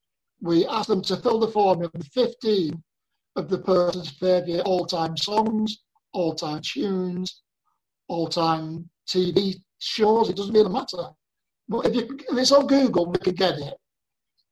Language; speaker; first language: English; native; English